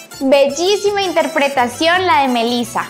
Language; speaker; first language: Spanish; native; Spanish